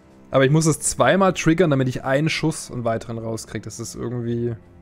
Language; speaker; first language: German; native; German